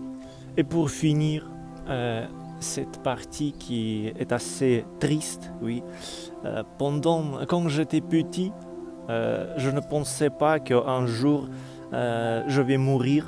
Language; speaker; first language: French; non-native, learner; Russian